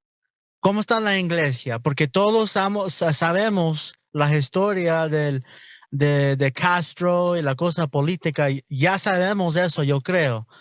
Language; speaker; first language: Spanish; non-native, learner; English